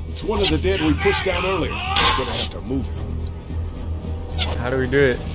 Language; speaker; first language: English; native; English